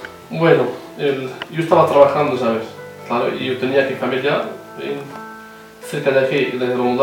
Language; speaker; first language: Spanish; non-native, fluent; Arabic